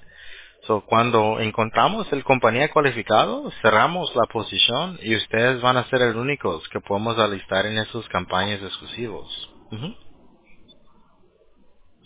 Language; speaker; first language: Spanish; early bilingual, heritage; Spanish